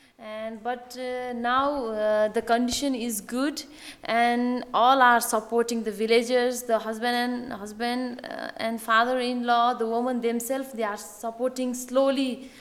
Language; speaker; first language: English; non-native, fluent; Nepali